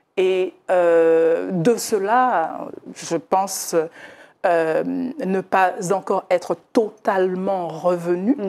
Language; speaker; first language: French; native; French